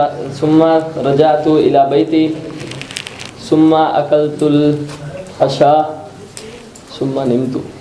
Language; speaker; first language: Arabic; non-native, learner; Urdu